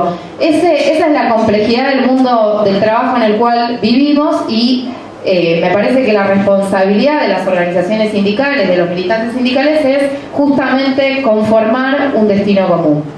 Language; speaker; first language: Spanish; native; Spanish